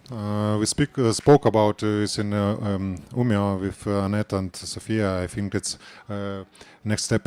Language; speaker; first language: English; non-native, learner; Ukrainian